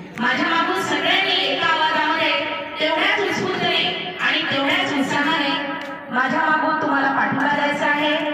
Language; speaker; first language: Marathi; non-native, local second language; Gondi